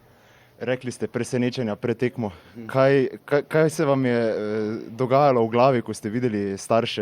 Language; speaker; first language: Slovenian; native; Slovenian